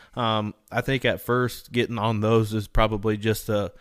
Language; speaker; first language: English; native; English